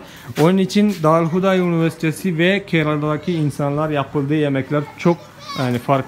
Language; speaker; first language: Turkish; non-native, fluent; Malayalam